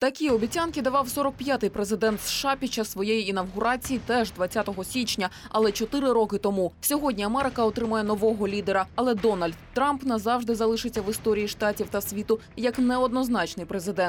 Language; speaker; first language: Ukrainian; native; Ukrainian